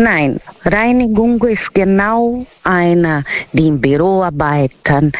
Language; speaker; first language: German; non-native, learner; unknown